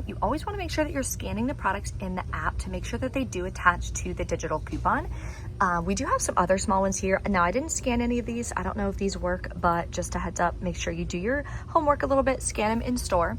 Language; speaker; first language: English; native; English